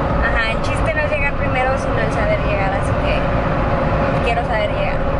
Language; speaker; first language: Spanish; native; Spanish